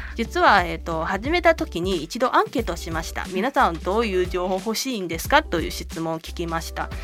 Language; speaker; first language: Japanese; non-native, fluent; Chinese